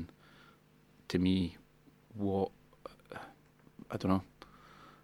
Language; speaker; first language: English; native; English